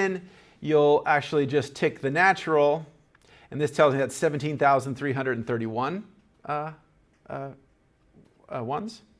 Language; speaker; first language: English; native; English